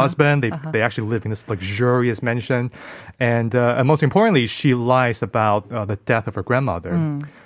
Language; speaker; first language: English; non-native, fluent; Chinese